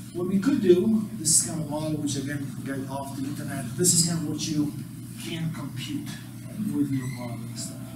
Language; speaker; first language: English; non-native, fluent; Slovak